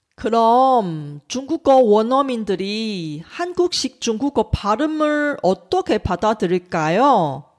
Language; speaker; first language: Korean; non-native, fluent; Chinese